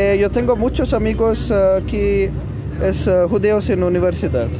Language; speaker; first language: Spanish; non-native, learner; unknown